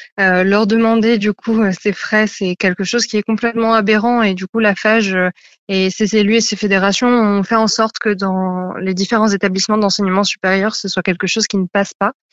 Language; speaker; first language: French; native; French